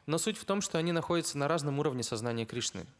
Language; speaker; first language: Russian; native; Russian